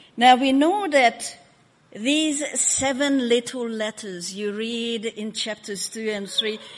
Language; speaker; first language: English; non-native, fluent; Hungarian